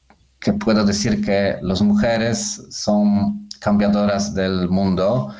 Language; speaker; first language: Spanish; non-native, learner; Polish